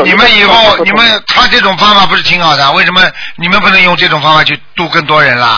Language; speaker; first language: Chinese; native; Chinese